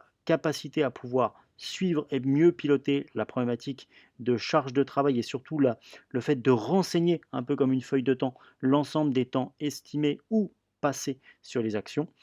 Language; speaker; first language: French; native; French